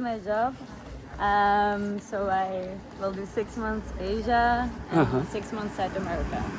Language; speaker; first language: English; non-native, fluent; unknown